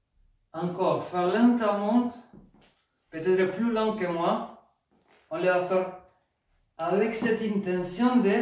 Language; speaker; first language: French; non-native, fluent; Spanish